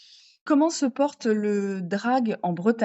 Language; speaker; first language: French; native; French